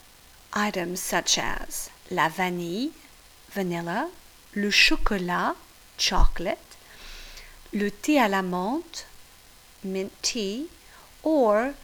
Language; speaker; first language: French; non-native, fluent; English